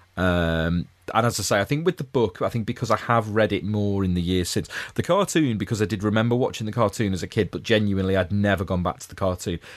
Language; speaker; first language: English; native; English